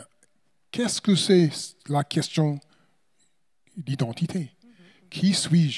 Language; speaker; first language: French; non-native, fluent; English